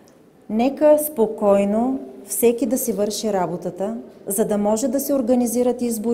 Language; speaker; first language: Bulgarian; native; Bulgarian